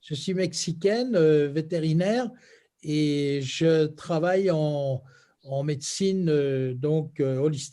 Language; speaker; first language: French; native; French